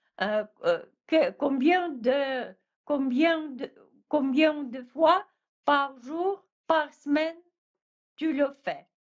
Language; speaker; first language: French; non-native, fluent; Russian